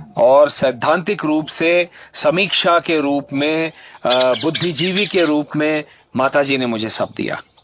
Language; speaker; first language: Hindi; non-native, local second language; Marathi